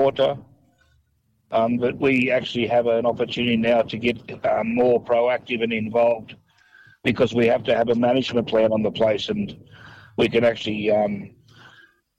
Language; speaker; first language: English; native; English